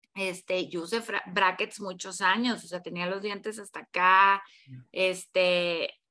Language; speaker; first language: Spanish; native; Spanish